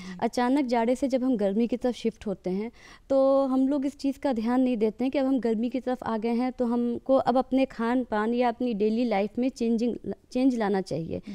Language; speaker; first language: Hindi; native; Hindi